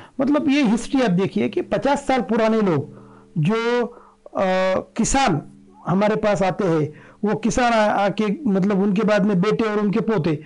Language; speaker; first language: Hindi; non-native, local second language; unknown